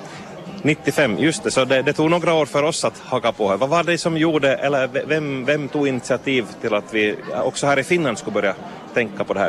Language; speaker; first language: Swedish; native; Swedish